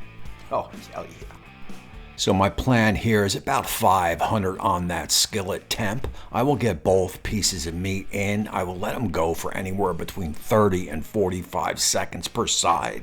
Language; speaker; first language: English; native; English